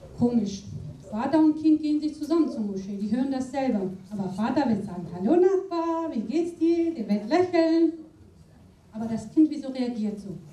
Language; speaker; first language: German; non-native, fluent; Aramaic